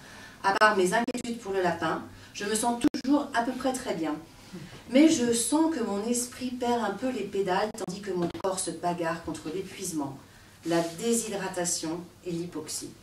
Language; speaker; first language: French; native; French